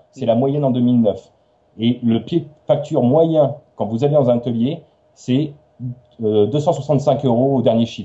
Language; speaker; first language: French; native; French